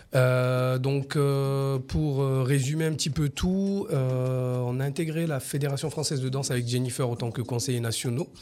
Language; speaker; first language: French; native; French